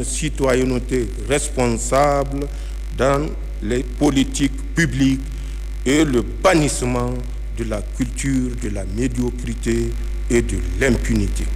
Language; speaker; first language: French; non-native, local second language; Hausa